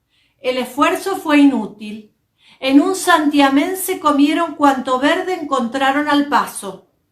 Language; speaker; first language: Spanish; native; Spanish